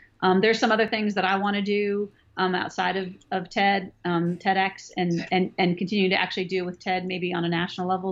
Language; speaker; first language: English; native; English